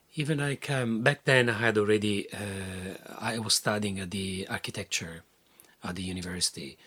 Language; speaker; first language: English; non-native, fluent; Italian